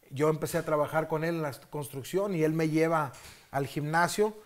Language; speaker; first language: Spanish; early bilingual, heritage; Spanish